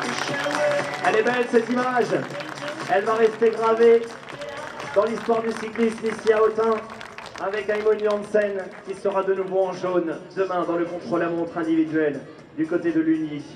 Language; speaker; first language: French; native; French